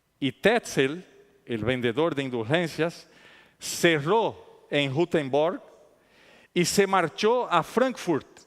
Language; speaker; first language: Spanish; non-native, fluent; Italian